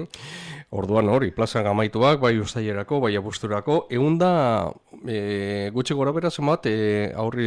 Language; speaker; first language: Basque; native; Basque